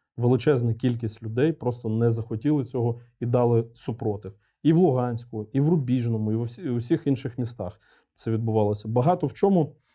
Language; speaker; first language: Ukrainian; non-native, local second language; Russian